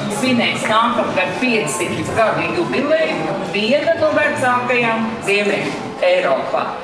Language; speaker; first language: Latvian; native; Latvian